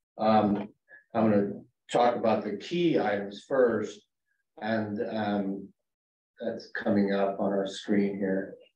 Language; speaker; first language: English; native; English